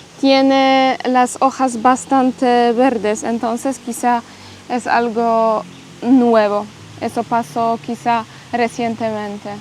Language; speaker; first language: Spanish; non-native, learner; Polish